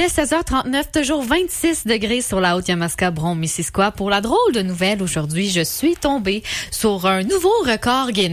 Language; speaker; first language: French; native; French